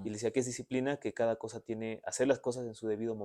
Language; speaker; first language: Spanish; native; Spanish